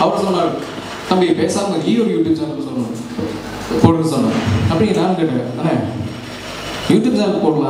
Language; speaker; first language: Tamil; non-native, local second language; Malayalam